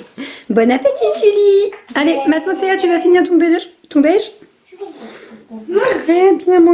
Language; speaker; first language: French; native; French